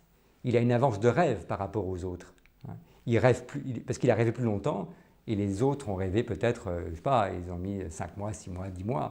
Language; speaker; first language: French; native; French